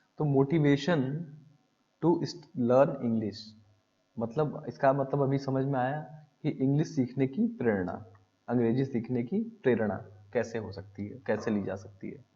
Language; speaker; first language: Hindi; native; Hindi